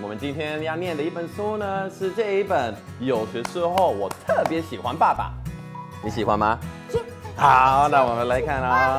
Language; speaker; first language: Chinese; non-native, fluent; Swedish